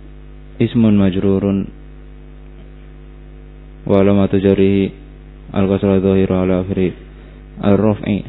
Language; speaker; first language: Arabic; non-native, learner; Indonesian